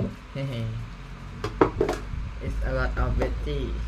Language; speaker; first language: English; non-native, learner; Thai